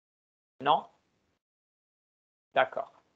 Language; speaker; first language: French; non-native, fluent; Portuguese